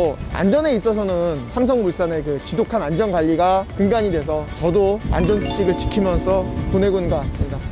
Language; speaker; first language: Korean; native; Korean